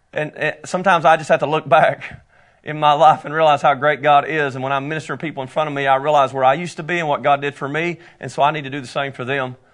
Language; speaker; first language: English; native; English